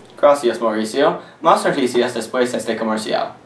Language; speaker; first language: Spanish; non-native, learner; English